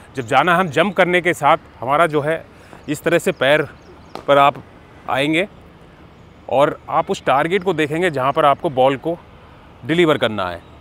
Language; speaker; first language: Hindi; native; Hindi